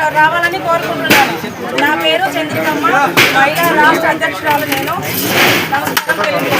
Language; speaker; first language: Telugu; native; Telugu